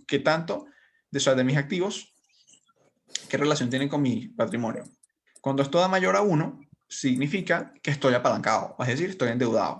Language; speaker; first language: Spanish; native; Spanish